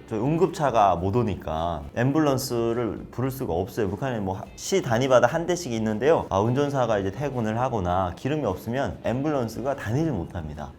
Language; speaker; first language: Korean; native; Korean